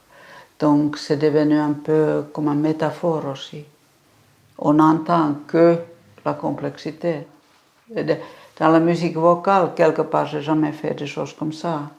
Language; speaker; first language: French; non-native, fluent; Finnish